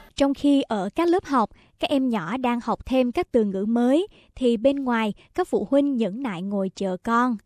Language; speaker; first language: Vietnamese; native; Vietnamese